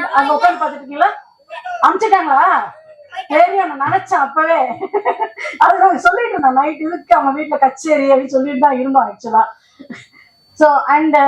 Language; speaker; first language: Tamil; non-native, local second language; Telugu